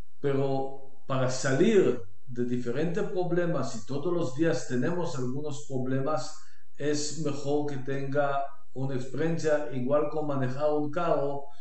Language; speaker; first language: Spanish; non-native, learner; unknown